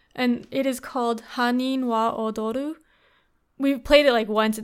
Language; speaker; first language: English; native; English